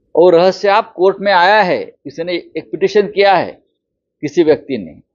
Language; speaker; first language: Hindi; non-native, local second language; Marathi